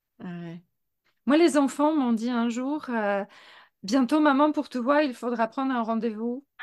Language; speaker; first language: French; non-native, fluent; Polish